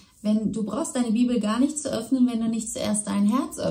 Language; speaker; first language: German; native; German